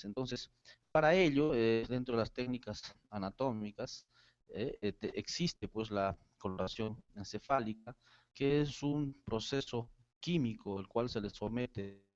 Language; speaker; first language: Spanish; native; Spanish